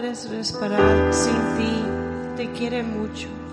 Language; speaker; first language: Spanish; non-native, learner; English